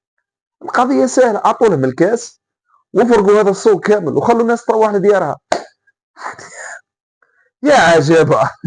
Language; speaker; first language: Arabic; native; Arabic